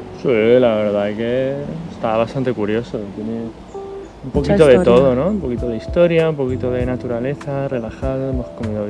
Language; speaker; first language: Spanish; native; Spanish